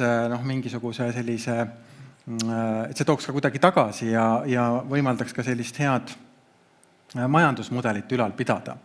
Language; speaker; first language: Estonian; native; Estonian